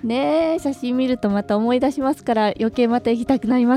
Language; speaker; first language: Japanese; native; Japanese